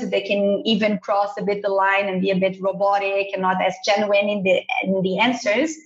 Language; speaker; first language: English; non-native, fluent; Portuguese